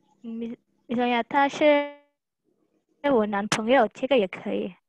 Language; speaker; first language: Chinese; non-native, learner; Indonesian